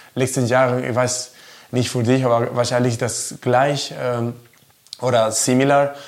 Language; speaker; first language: German; non-native, learner; Spanish